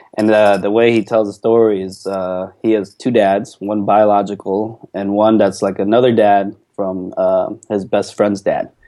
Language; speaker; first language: English; early bilingual, other home language; Korean